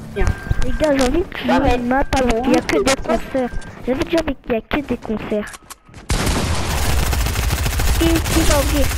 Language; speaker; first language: French; native; French